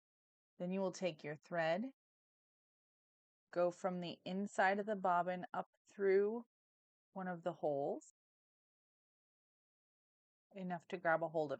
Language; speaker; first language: English; native; English